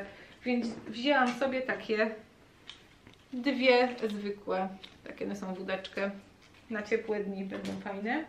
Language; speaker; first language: Polish; native; Polish